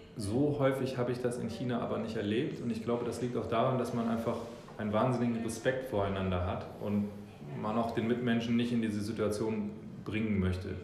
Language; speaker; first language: German; early bilingual, other home language; English